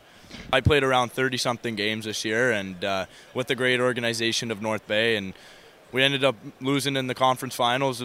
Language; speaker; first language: English; native; English